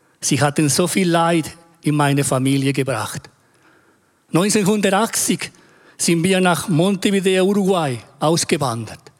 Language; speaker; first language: German; non-native, fluent; Spanish